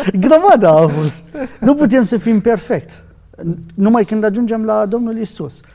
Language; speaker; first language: Romanian; non-native, learner; Arabic